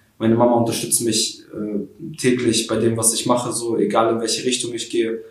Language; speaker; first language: German; early bilingual, other home language; Russian